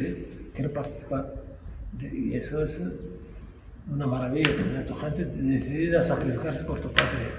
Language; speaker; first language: Spanish; non-native, local second language; Arabic